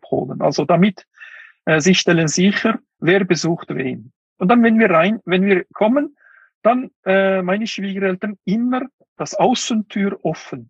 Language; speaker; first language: German; non-native, fluent; Uyghur